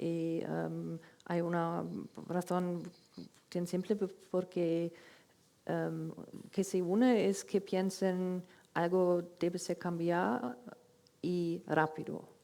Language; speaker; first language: Spanish; non-native, fluent; German